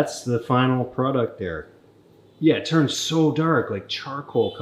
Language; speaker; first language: English; native; English